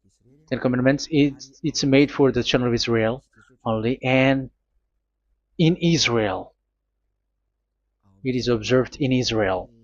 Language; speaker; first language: English; non-native, fluent; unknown